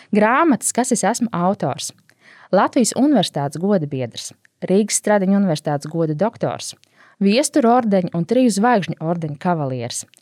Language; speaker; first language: Latvian; native; Latvian